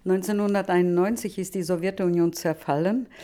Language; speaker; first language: German; non-native, fluent; Russian